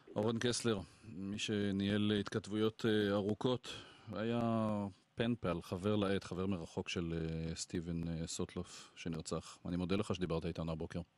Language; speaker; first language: Hebrew; native; Hebrew